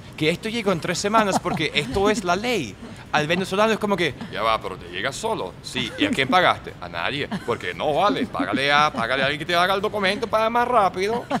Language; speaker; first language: Spanish; non-native, fluent; German